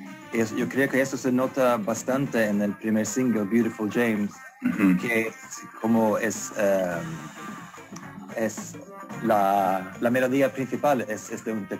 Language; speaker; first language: Spanish; non-native, fluent; Swedish